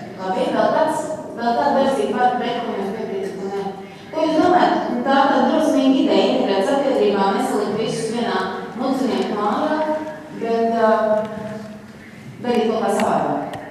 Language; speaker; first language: Latvian; native; Latvian